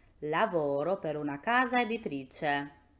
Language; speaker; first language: Italian; non-native, fluent; Albanian